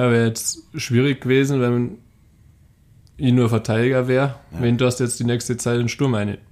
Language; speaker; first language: German; native; German